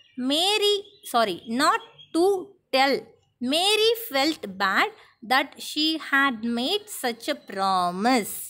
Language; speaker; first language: English; non-native, local second language; Tamil